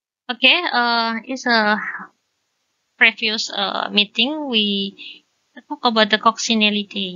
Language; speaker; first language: English; non-native, learner; Indonesian